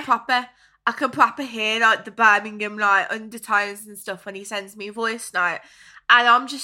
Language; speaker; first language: English; native; English